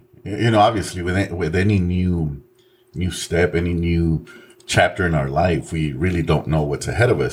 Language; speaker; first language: English; native; English